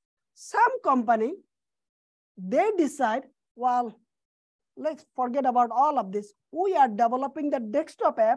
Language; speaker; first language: English; non-native, fluent; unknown